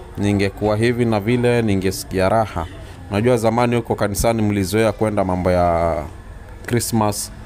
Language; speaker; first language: Swahili; native; Swahili